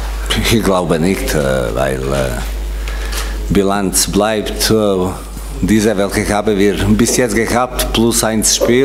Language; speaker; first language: German; non-native, fluent; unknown